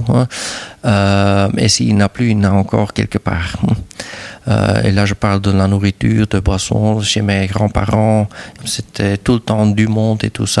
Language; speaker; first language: French; non-native, local second language; Dutch